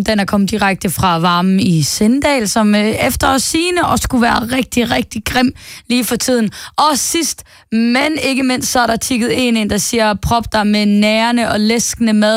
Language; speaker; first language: Danish; native; Danish